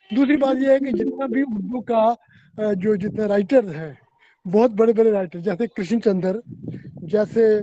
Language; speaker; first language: Hindi; non-native, local second language; Punjabi